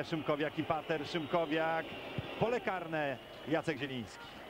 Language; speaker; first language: Polish; native; Polish